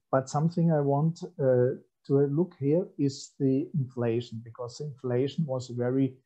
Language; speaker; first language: English; non-native, fluent; German